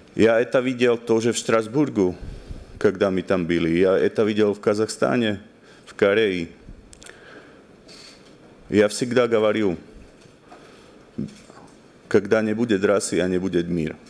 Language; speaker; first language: Russian; non-native, learner; Slovak